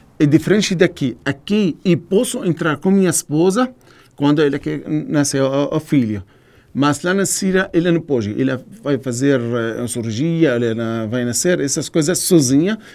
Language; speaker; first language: Portuguese; non-native, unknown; Arabic